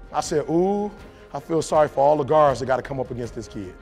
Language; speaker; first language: English; native; English